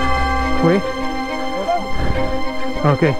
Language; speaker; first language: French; non-native, learner; Spanish